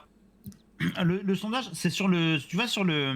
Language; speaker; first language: French; native; French